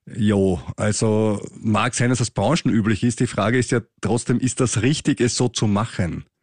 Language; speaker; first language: German; native; German